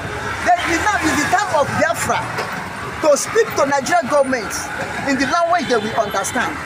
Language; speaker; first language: English; non-native, local second language; Igbo